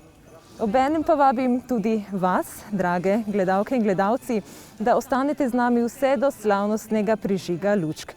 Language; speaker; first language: Slovenian; native; Slovenian